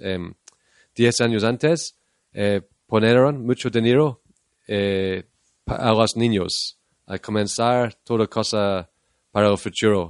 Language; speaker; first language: Spanish; non-native, learner; English